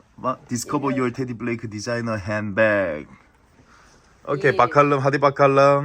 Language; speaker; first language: Turkish; non-native, learner; Korean